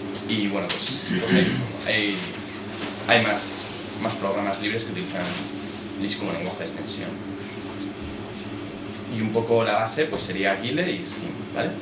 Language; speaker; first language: Spanish; native; Spanish